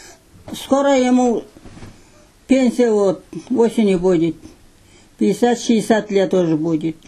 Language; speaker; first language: Russian; non-native, local second language; Kazakh